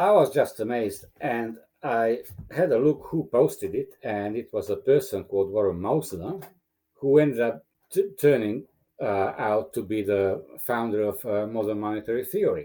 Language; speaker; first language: English; non-native, fluent; Romanian